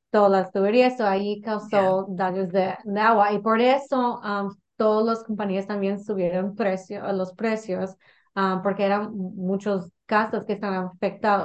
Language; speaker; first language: Spanish; early bilingual, heritage; English